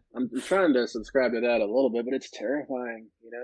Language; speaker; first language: English; native; English